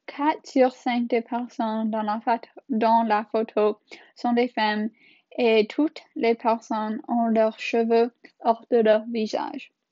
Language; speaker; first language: French; non-native, learner; English